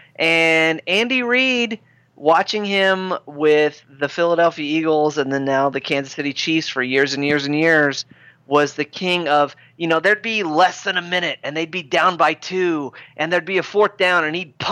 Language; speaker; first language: English; native; English